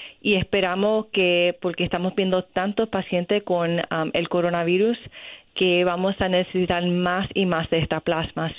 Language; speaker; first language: Spanish; early bilingual, other home language; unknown